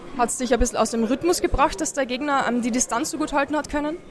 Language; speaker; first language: German; native; German